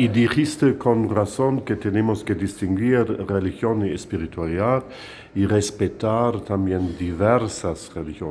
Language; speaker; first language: Spanish; non-native, fluent; German